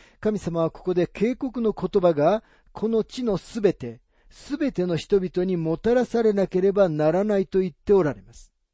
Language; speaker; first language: Japanese; native; Japanese